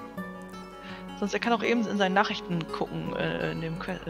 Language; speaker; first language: German; native; German